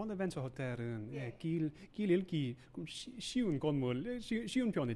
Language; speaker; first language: Korean; non-native, learner; English